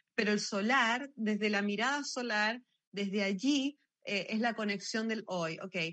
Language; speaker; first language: Spanish; native; Spanish